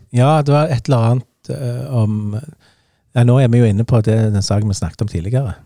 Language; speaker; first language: Norwegian; native; Norwegian